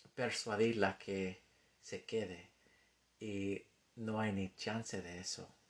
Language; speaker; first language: Spanish; non-native, fluent; English